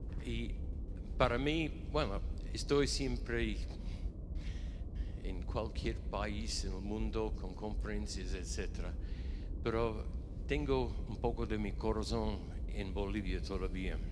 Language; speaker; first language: Spanish; non-native, fluent; English